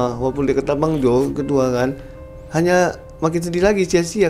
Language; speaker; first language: Indonesian; native; Indonesian